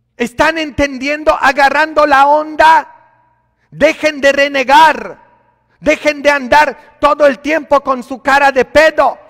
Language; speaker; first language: Spanish; non-native, fluent; Polish